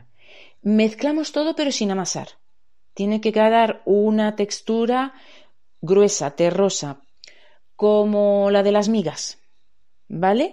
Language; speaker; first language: Spanish; native; Spanish